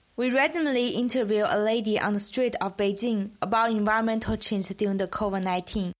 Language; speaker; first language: English; non-native, fluent; Chinese